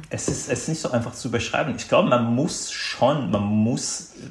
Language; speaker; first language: German; non-native, fluent; Azerbaijani